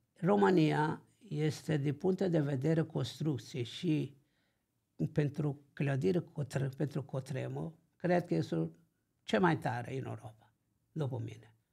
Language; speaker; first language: Romanian; non-native, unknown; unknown